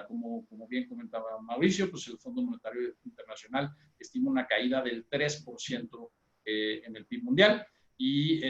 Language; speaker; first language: Spanish; native; Spanish